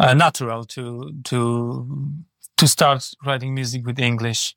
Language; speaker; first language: English; non-native, learner; Polish